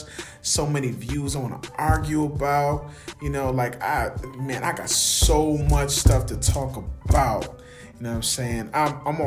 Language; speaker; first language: English; native; English